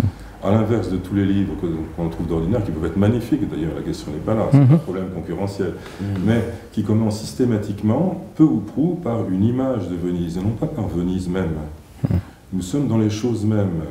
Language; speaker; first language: French; native; French